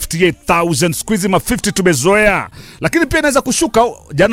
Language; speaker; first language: Swahili; native; Swahili